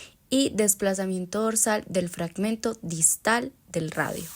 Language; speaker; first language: Spanish; native; Spanish